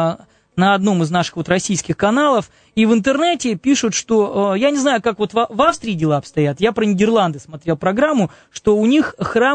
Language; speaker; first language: Russian; native; Russian